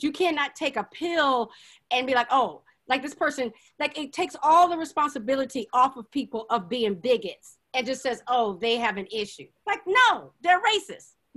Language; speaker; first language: English; native; English